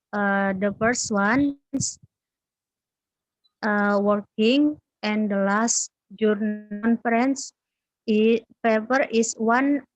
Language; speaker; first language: English; non-native, learner; Indonesian